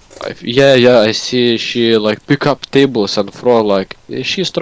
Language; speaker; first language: English; non-native, learner; Russian